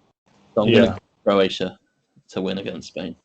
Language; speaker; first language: English; native; English